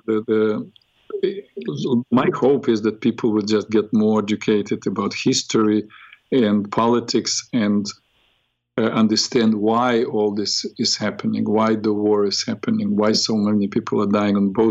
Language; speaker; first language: English; non-native, fluent; Russian